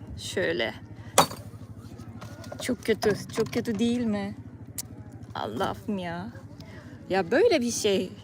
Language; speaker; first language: Turkish; non-native, fluent; Japanese